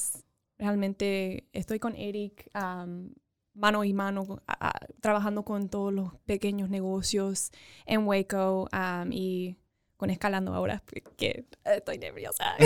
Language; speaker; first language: Spanish; early bilingual, other home language; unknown